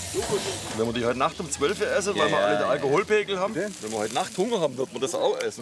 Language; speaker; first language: German; native; German